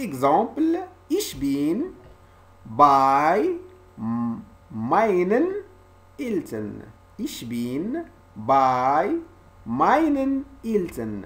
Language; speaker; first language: German; non-native, learner; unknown